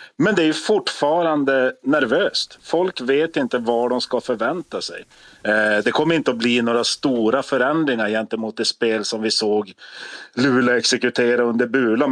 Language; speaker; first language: Swedish; native; Swedish